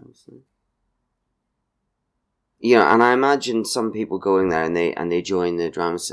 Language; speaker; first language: English; native; English